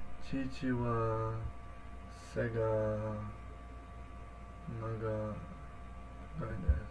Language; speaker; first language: Japanese; non-native, learner; English